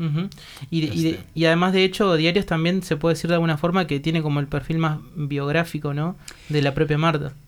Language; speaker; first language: Spanish; native; Spanish